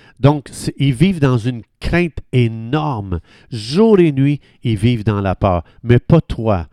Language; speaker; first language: French; native; French